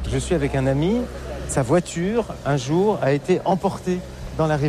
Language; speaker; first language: French; native; French